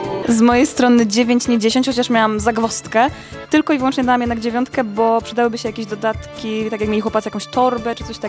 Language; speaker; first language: Polish; native; Polish